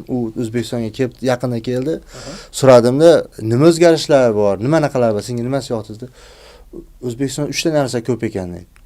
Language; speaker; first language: Uzbek; non-native, local second language; Kyrgyz